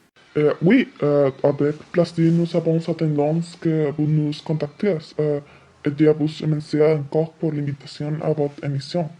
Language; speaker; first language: French; non-native, learner; Spanish